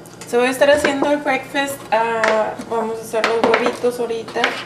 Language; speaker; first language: Spanish; native; Spanish